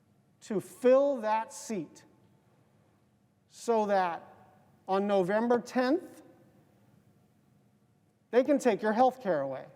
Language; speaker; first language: English; native; English